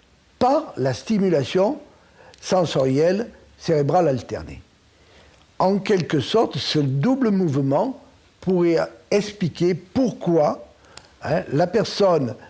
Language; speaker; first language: French; native; French